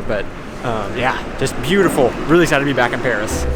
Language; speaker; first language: English; native; English